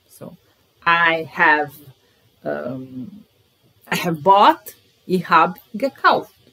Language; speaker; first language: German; non-native, fluent; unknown